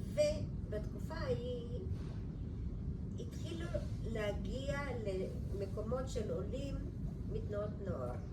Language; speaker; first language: Hebrew; early bilingual, other home language; Bulgarian